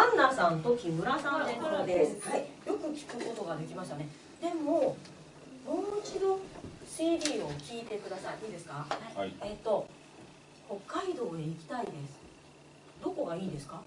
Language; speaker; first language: Japanese; non-native, fluent; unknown